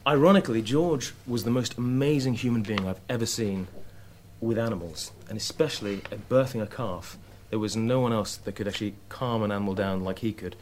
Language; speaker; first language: English; native; English